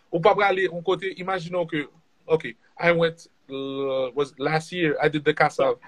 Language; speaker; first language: English; non-native, fluent; Haitian Creole